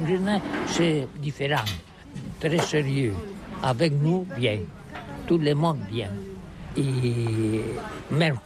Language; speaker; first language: French; non-native, learner; Catalan